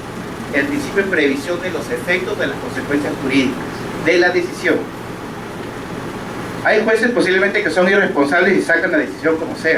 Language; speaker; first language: Spanish; native; Spanish